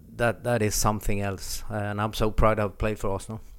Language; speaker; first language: English; non-native, fluent; Swedish